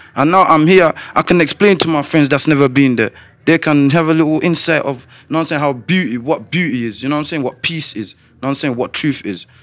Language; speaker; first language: English; native; English